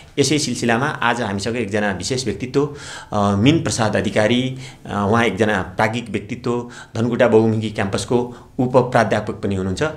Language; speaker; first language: Nepali; native; Nepali